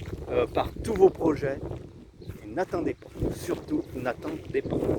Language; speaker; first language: French; native; French